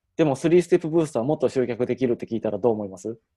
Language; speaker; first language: Japanese; native; Japanese